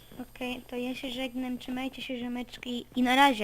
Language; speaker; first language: Polish; native; Polish